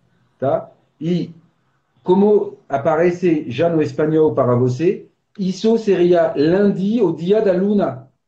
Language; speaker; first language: Portuguese; non-native, fluent; French